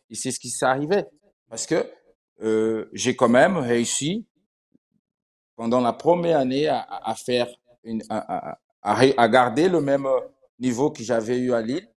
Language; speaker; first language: French; non-native, fluent; Portuguese